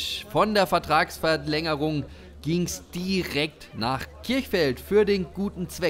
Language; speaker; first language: German; native; German